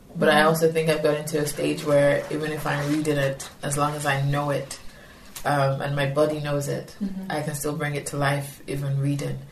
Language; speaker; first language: English; non-native, local second language; Yoruba